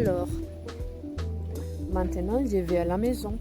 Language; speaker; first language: French; non-native, learner; Spanish